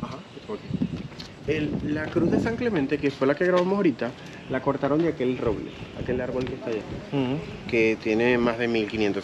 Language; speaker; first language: Spanish; native; Spanish